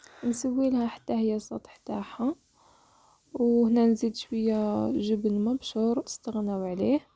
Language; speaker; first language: Arabic; native; Arabic